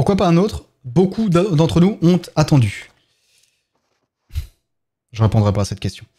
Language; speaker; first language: French; native; French